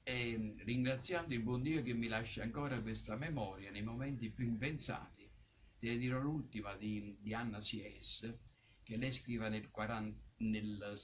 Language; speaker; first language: Italian; native; Italian